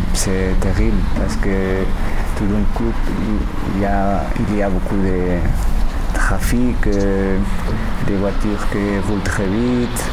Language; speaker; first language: French; non-native, learner; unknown